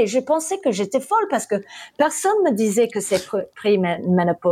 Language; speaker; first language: French; early bilingual, heritage; English